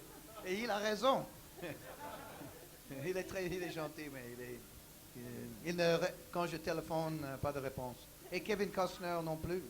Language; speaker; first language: French; non-native, learner; English